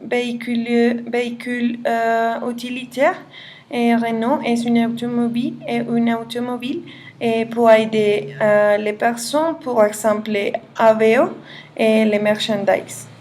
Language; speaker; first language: French; non-native, learner; Spanish